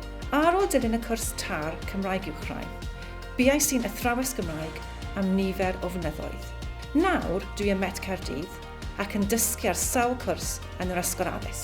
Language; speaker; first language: Welsh; non-native, local second language; English